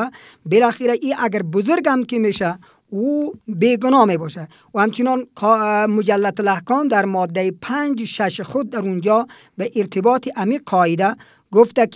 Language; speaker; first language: Persian; native; Persian